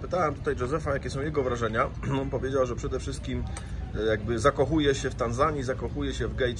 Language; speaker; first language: Polish; native; Polish